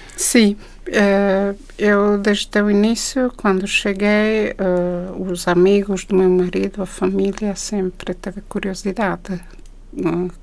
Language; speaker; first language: Portuguese; non-native, fluent; Czech